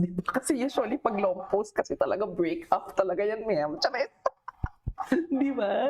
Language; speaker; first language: Filipino; native; Filipino